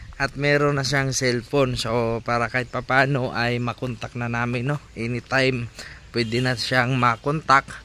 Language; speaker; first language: Filipino; non-native, local second language; Masbatenyo